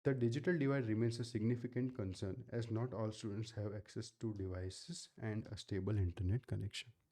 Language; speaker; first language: English; non-native, local second language; Gujarati